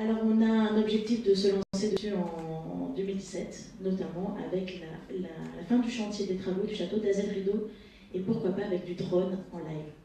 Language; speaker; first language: French; native; French